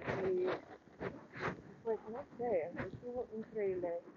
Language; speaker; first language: Spanish; non-native, learner; English